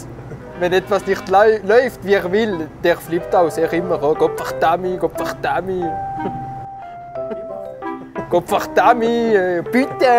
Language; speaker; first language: German; non-native, local second language; French